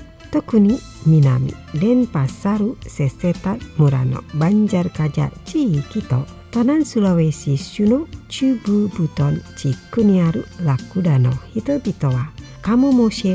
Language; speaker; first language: Japanese; non-native, fluent; Indonesian